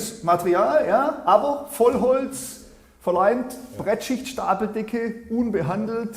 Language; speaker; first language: German; native; German